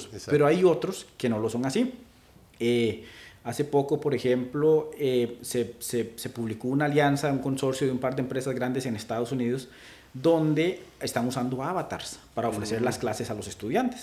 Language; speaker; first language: Spanish; native; Spanish